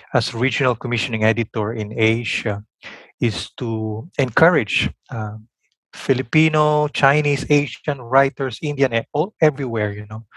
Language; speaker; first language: English; non-native, local second language; Filipino